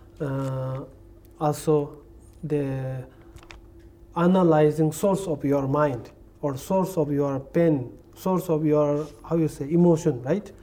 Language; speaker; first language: English; non-native, learner; Tibetan